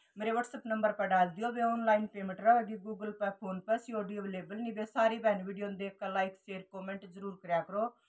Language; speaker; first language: Hindi; native; Hindi